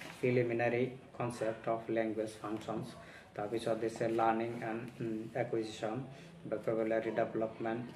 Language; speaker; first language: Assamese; non-native, local second language; Bangla